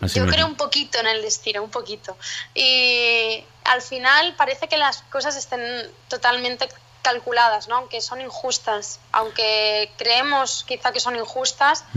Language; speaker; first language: Spanish; native; Spanish